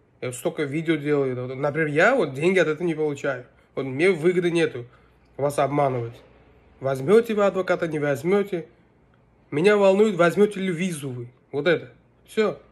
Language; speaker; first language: Russian; non-native, local second language; Uzbek